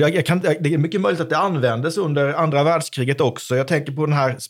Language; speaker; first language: Swedish; native; Swedish